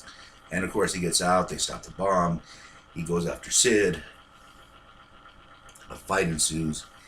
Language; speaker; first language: English; native; English